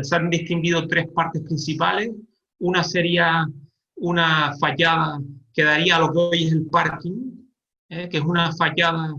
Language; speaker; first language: Spanish; native; Spanish